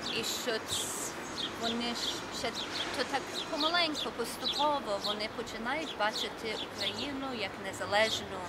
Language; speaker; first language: Ukrainian; early bilingual, heritage; Ukrainian